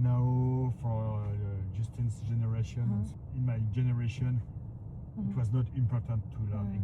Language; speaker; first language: English; non-native, learner; French